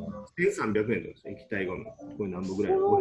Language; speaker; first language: Japanese; native; Japanese